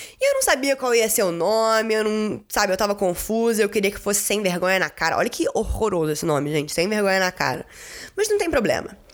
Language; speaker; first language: Portuguese; native; Portuguese